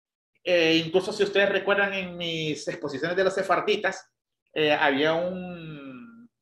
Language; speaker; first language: Spanish; native; Spanish